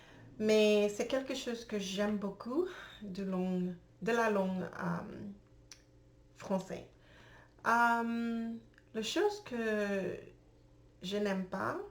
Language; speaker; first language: French; non-native, learner; English